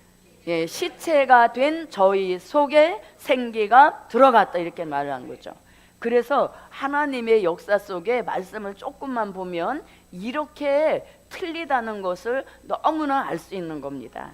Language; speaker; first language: Korean; native; Korean